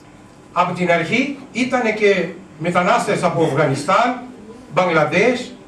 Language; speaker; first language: Greek; non-native, learner; Urdu